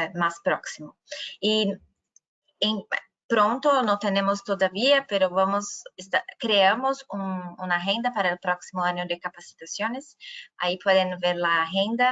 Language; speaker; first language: Spanish; non-native, fluent; Portuguese